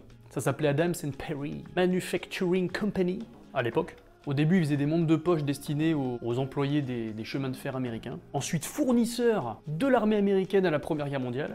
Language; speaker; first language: French; native; French